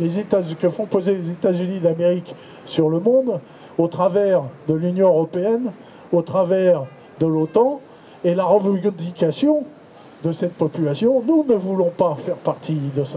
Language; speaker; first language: French; native; French